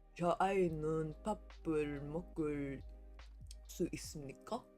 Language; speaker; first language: Korean; non-native, learner; English